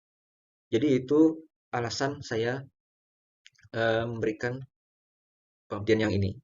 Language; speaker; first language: Indonesian; native; Indonesian